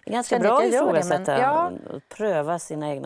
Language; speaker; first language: Swedish; native; Swedish